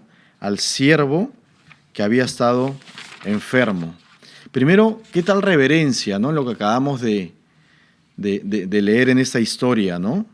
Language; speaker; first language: Spanish; native; Spanish